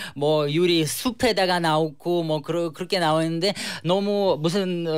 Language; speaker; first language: Korean; non-native, fluent; Ukrainian